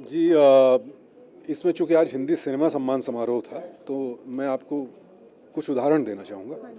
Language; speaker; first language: Hindi; native; Hindi